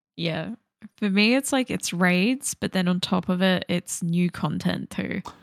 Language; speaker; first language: English; native; English